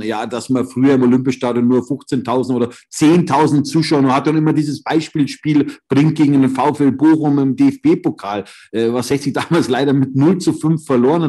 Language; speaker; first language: German; native; German